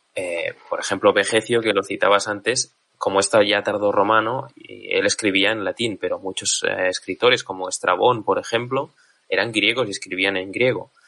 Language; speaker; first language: Spanish; native; Spanish